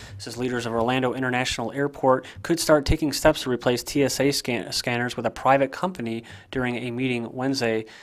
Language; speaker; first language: English; native; English